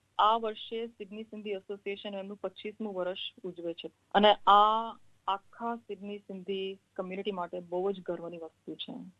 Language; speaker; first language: Gujarati; non-native, local second language; Sindhi